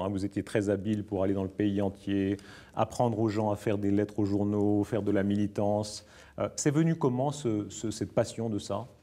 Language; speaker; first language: French; native; French